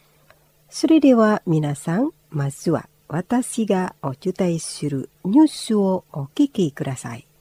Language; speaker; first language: Japanese; non-native, fluent; Indonesian